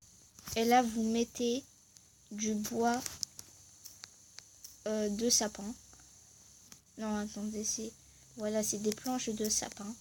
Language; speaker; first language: French; native; French